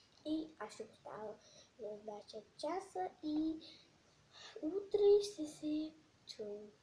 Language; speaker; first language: Bulgarian; native; Bulgarian